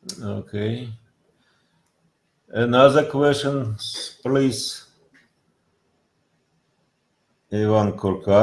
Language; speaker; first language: English; non-native, learner; Russian